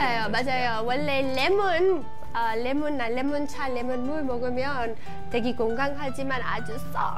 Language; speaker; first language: Korean; non-native, learner; English